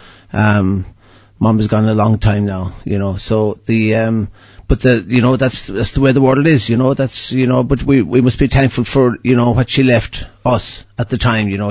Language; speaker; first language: English; native; English